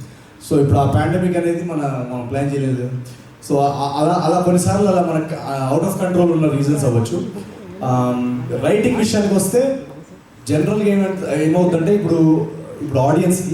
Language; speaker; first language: Telugu; native; Telugu